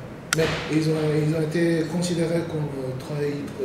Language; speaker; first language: French; non-native, learner; Japanese